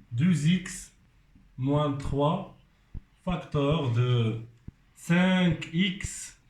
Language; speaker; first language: French; non-native, local second language; Arabic